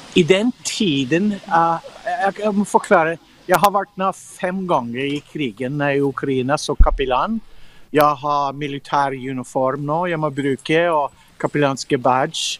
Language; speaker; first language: Norwegian; non-native, fluent; English